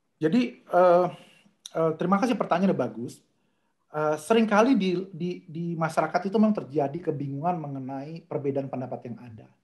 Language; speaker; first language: Indonesian; native; Indonesian